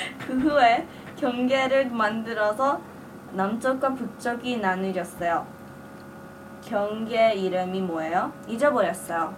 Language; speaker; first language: Korean; early bilingual, heritage; English